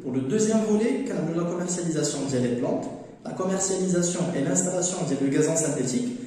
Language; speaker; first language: French; non-native, local second language; Arabic